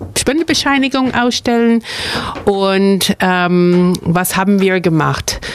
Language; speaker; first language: German; non-native, fluent; English